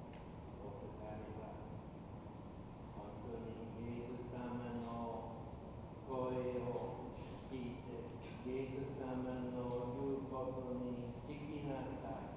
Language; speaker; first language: Japanese; non-native, fluent; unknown